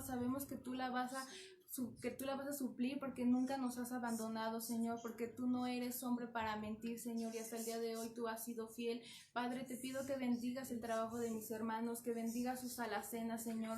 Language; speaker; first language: Spanish; native; Spanish